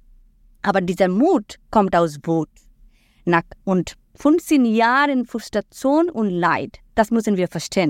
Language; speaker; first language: German; non-native, fluent; Bangla